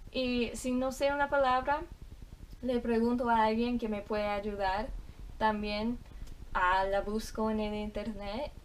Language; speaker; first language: Spanish; non-native, fluent; English